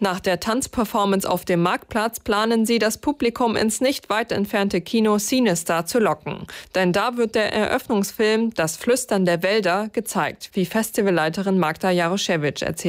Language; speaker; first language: German; native; German